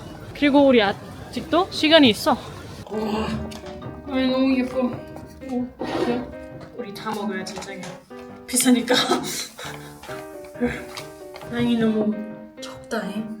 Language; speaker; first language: Korean; non-native, fluent; German